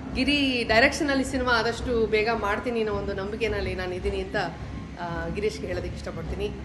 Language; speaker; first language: Kannada; native; Kannada